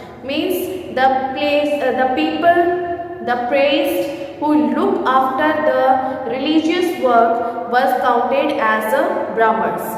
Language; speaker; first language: English; non-native, local second language; Hindi